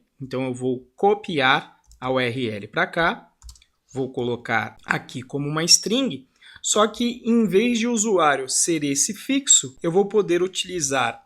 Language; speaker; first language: Portuguese; native; Portuguese